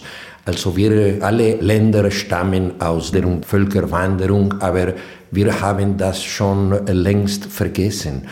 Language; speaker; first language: German; non-native, fluent; Spanish